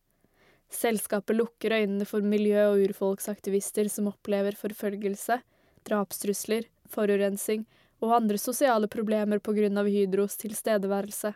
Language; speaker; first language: Norwegian; native; Norwegian